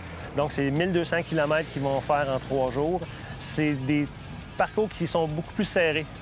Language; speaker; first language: French; native; French